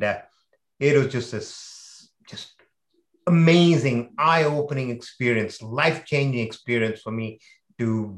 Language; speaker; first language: English; non-native, local second language; Hindi